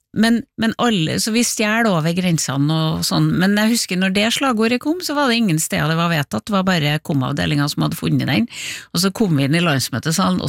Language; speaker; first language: Norwegian; native; Norwegian